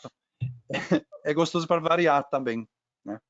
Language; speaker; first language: Portuguese; non-native, fluent; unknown